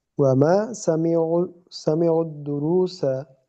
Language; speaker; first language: Arabic; non-native, learner; Bangla